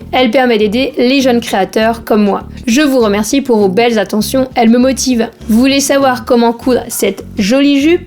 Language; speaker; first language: French; native; French